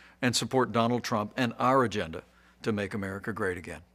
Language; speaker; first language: English; native; English